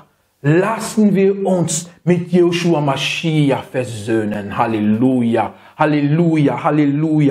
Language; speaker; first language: German; non-native, learner; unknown